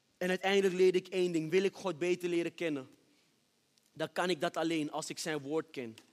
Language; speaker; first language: Dutch; early bilingual, other home language; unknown